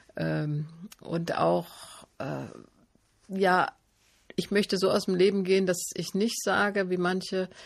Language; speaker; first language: German; native; German